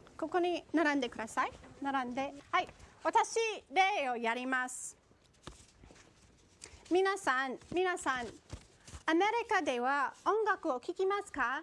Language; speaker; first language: Japanese; non-native, fluent; English